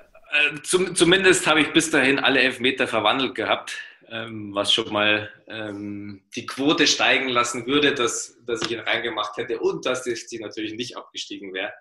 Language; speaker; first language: German; native; German